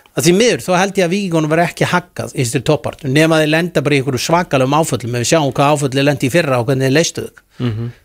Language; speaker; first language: Icelandic; native; Icelandic